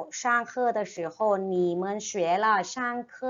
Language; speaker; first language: Chinese; non-native, fluent; Thai